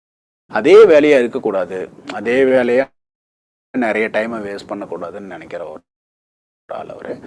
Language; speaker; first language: Tamil; native; Tamil